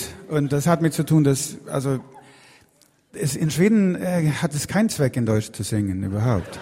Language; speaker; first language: German; non-native, learner; Swedish